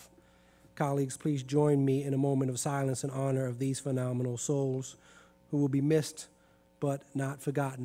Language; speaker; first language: English; native; English